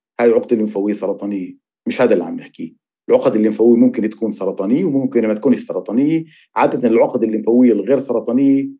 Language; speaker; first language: Arabic; native; Arabic